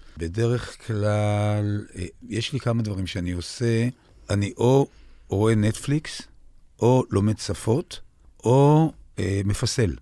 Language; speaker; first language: Hebrew; native; Hebrew